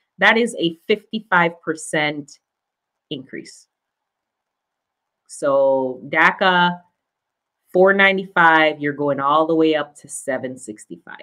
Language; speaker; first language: English; native; English